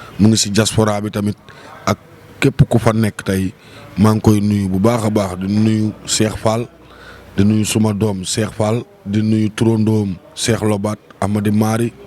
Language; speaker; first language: Wolof; native; Wolof